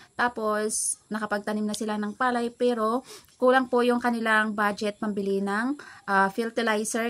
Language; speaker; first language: Filipino; non-native, local second language; Cebuano